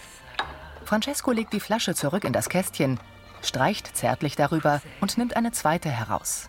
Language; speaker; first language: German; native; German